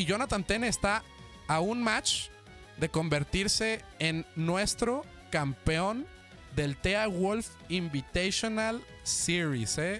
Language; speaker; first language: Spanish; native; Spanish